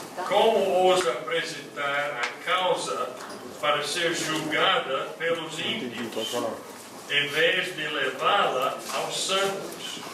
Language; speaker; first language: Portuguese; non-native, fluent; English